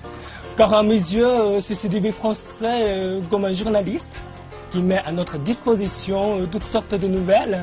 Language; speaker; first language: French; non-native, fluent; Chinese